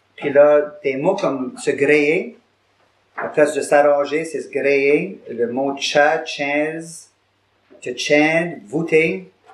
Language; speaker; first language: French; native; French